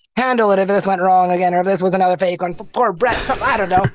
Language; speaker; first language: English; native; English